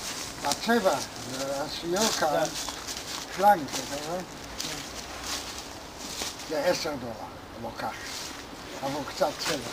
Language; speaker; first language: Hebrew; non-native, fluent; Polish